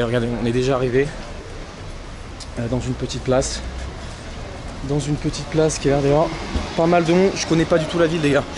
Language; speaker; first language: French; native; French